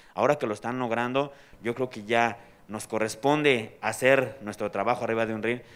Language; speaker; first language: Spanish; native; Spanish